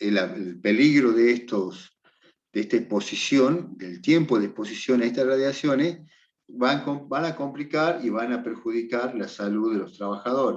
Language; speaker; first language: Spanish; native; Spanish